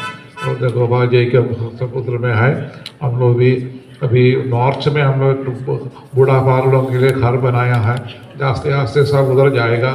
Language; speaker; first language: Hindi; non-native, local second language; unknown